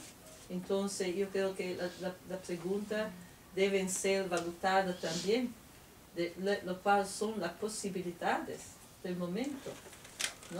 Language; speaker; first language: Spanish; non-native, fluent; Italian